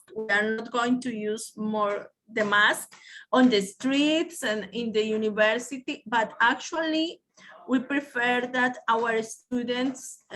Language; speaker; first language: English; non-native, learner; Spanish